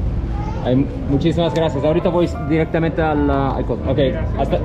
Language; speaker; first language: Spanish; non-native, fluent; English